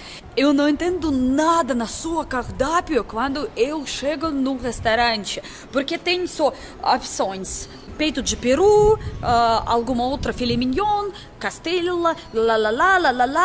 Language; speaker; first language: Portuguese; non-native, learner; Russian